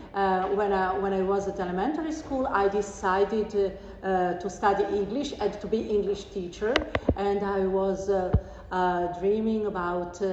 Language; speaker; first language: English; non-native, fluent; Serbian